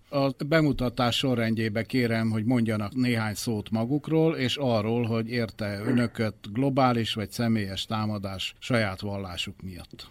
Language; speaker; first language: Hungarian; native; Hungarian